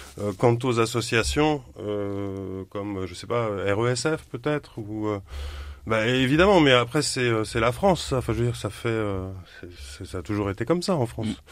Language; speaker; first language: French; native; French